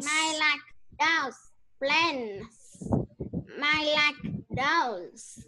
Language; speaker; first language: English; non-native, learner; Vietnamese